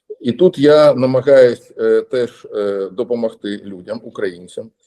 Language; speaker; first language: Ukrainian; non-native, local second language; Russian